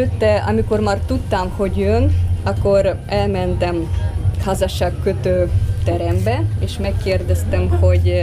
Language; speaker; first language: Hungarian; non-native, fluent; Russian